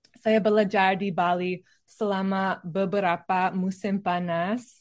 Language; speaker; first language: Indonesian; non-native, learner; English